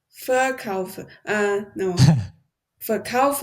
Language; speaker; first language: German; non-native, learner; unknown